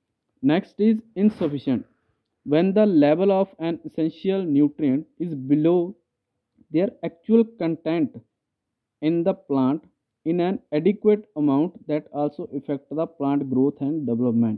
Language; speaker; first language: English; non-native, local second language; Punjabi